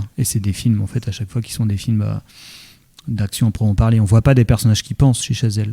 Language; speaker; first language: French; native; French